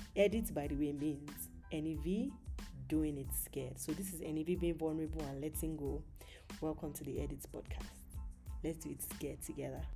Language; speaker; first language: English; non-native, local second language; Yoruba